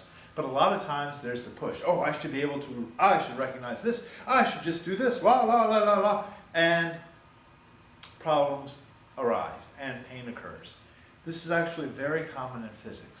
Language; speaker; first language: English; native; English